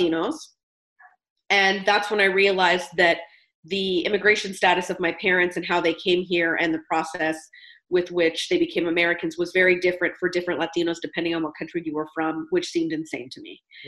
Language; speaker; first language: English; native; English